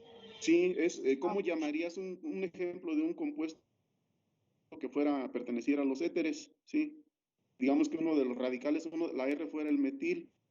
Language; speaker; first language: Spanish; native; Spanish